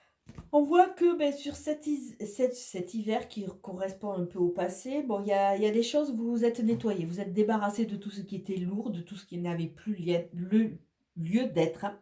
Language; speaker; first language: French; native; French